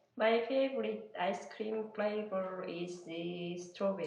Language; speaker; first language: English; non-native, learner; Korean